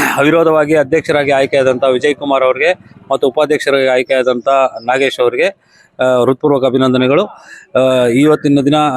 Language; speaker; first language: Kannada; native; Kannada